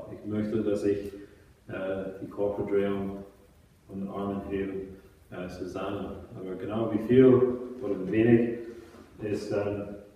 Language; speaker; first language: German; non-native, fluent; English